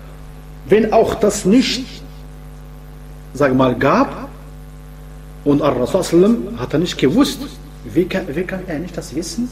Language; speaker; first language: German; non-native, fluent; Arabic